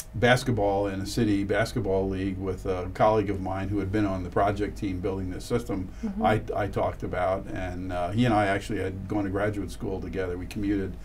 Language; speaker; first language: English; native; English